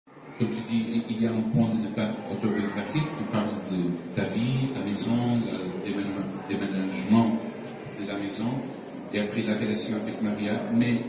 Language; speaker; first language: French; non-native, fluent; Portuguese